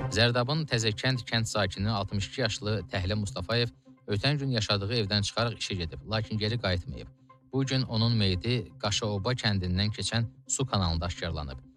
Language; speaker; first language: Azerbaijani; native; Azerbaijani